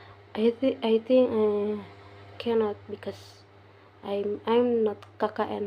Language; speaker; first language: English; non-native, learner; Indonesian